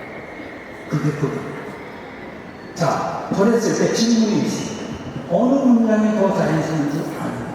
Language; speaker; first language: Korean; native; Korean